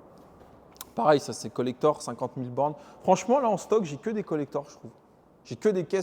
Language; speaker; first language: French; native; French